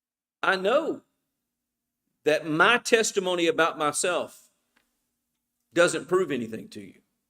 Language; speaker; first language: English; native; English